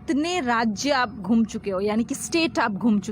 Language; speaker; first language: Hindi; native; Hindi